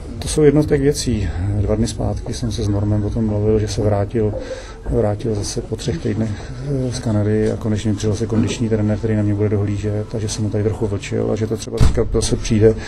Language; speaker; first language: Czech; native; Czech